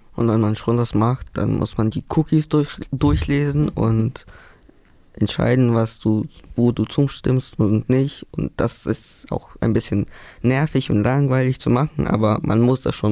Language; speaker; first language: German; early bilingual, other home language; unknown